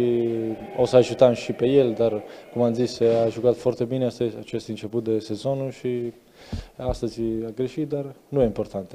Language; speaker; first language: Romanian; non-native, learner; Italian